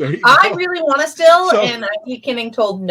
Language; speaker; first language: English; native; English